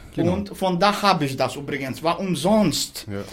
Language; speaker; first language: German; non-native, fluent; Russian